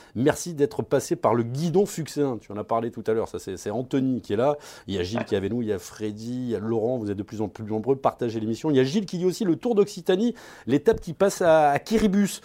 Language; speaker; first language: French; native; French